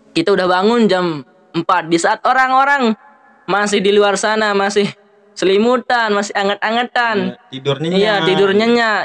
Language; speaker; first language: Indonesian; non-native, local second language; Sasak